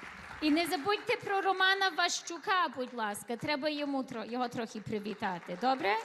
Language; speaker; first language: Ukrainian; early bilingual, heritage; Ukrainian